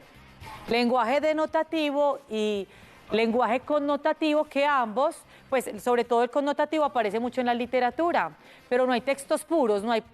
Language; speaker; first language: Spanish; native; Spanish